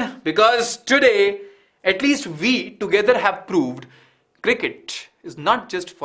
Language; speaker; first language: English; non-native, local second language; Hindi